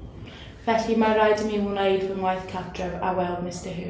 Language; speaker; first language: Welsh; non-native, learner; English